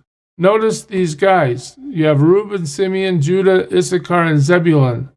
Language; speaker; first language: English; native; English